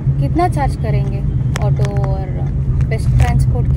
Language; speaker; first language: Hindi; non-native, local second language; Kannada